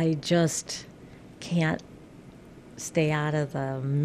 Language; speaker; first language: English; native; English